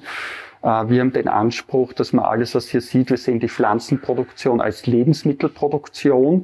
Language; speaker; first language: German; native; German